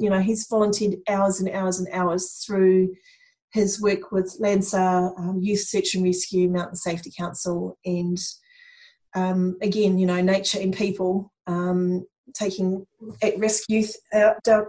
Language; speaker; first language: English; native; English